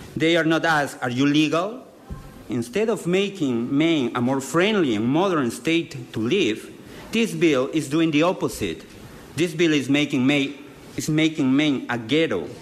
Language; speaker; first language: English; non-native, fluent; Spanish